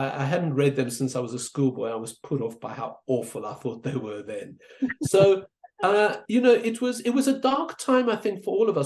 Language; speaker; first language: English; native; English